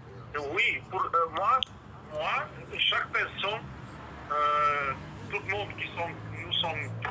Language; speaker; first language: French; non-native, learner; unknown